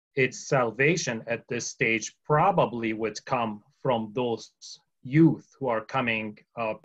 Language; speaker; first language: English; early bilingual, other home language; Arabic